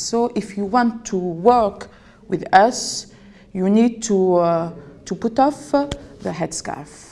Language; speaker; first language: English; non-native, learner; French